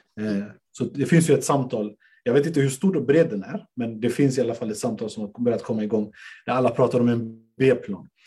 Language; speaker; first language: Swedish; native; Swedish